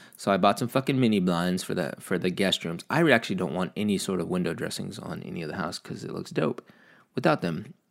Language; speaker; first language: English; early bilingual, other home language; Spanish